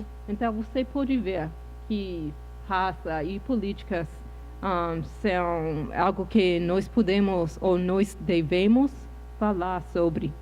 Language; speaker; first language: Portuguese; non-native, fluent; English